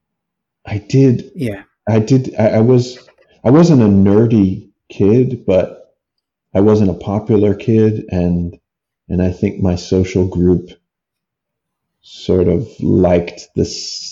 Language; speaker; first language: English; native; English